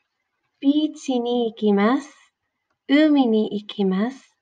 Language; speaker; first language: Japanese; non-native, fluent; English